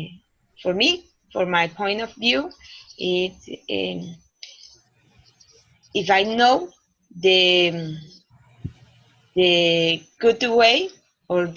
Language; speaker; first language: English; non-native, learner; Spanish